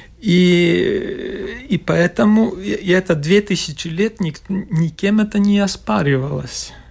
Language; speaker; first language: Russian; non-native, local second language; Latvian